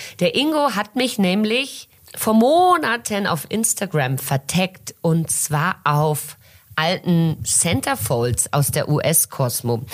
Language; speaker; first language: German; early bilingual, heritage; German